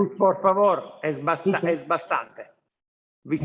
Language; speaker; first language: Spanish; non-native, fluent; Italian